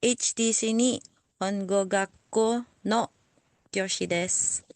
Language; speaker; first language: Japanese; non-native, learner; Filipino